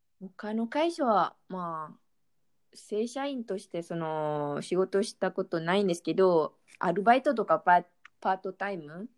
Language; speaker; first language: Japanese; non-native, fluent; Malay